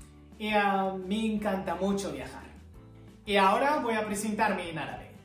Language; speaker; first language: Spanish; non-native, fluent; Arabic